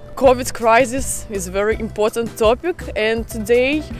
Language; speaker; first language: English; non-native, fluent; Russian